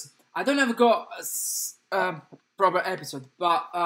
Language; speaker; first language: English; non-native, fluent; Italian